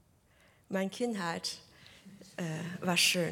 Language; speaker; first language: German; non-native, fluent; Chinese